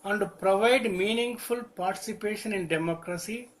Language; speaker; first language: English; non-native, local second language; Telugu